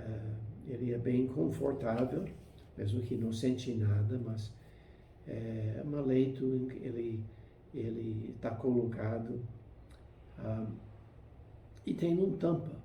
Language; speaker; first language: Portuguese; non-native, fluent; English